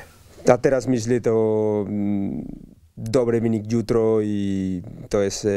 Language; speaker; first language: Polish; non-native, learner; Spanish